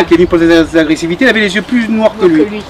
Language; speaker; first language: French; native; French